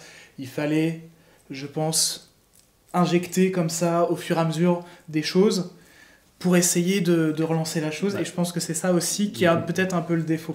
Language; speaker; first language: French; native; French